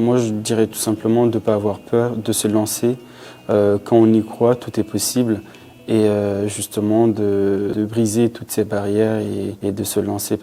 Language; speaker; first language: French; non-native, local second language; Fula